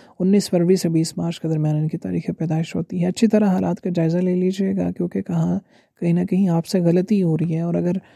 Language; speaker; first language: Urdu; native; Urdu